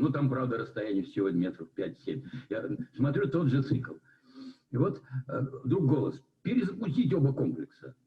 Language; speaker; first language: Russian; native; Russian